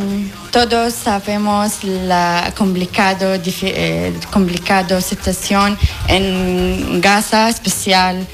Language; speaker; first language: Spanish; non-native, learner; Arabic